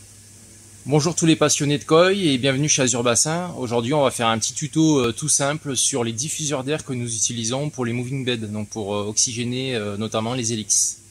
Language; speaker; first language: French; native; French